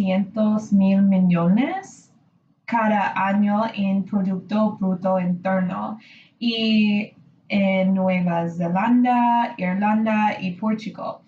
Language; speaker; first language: Spanish; non-native, learner; English